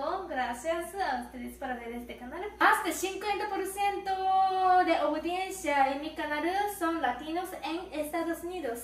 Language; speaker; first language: Spanish; non-native, learner; Japanese